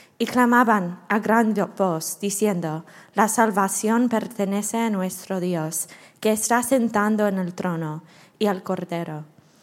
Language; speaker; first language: Spanish; non-native, learner; English